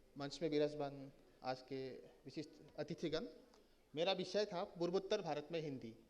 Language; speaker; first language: Hindi; non-native, local second language; Assamese